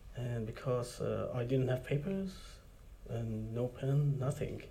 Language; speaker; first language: English; non-native, fluent; Persian